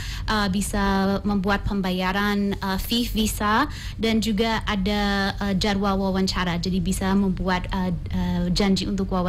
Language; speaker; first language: Indonesian; non-native, fluent; English